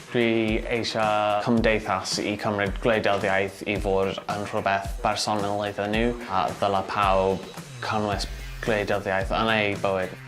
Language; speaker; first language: Welsh; non-native, local second language; English